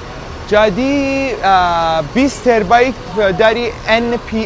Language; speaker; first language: Indonesian; non-native, learner; Persian